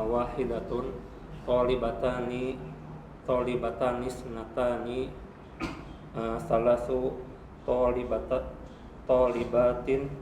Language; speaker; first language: Arabic; non-native, learner; Indonesian